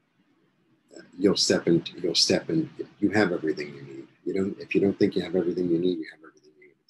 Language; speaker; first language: English; native; English